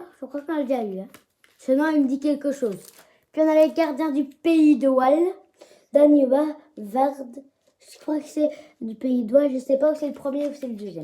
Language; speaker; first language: French; native; French